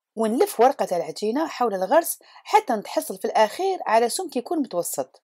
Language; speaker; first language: Arabic; native; Arabic